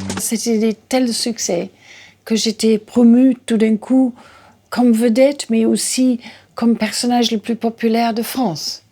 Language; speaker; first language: French; non-native, fluent; English